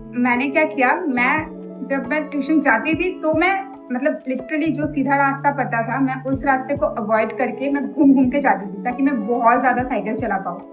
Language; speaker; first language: Hindi; non-native, local second language; Bangla